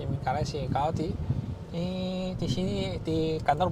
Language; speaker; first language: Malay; non-native, fluent; Chinese